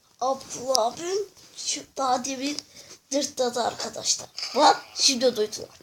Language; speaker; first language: Turkish; native; Turkish